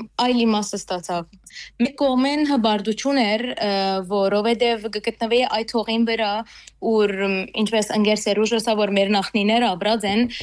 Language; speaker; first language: Armenian; early bilingual, heritage; Armenian